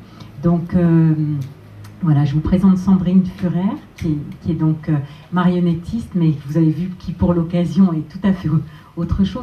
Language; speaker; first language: French; native; French